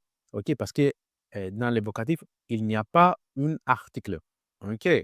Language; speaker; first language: French; non-native, learner; Greek